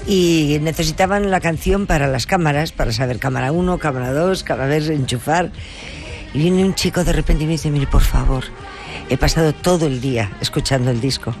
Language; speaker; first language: Spanish; native; Spanish